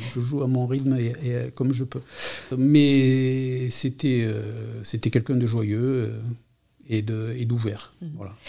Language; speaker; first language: French; non-native, local second language; Catalan